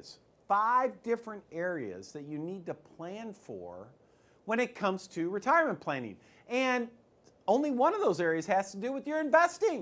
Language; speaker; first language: English; native; English